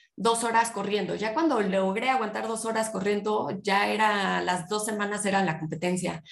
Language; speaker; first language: Spanish; native; Spanish